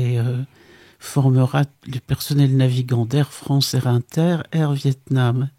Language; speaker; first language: French; native; French